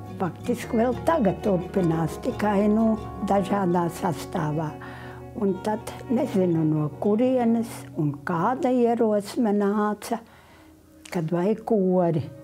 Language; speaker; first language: Latvian; native; Latvian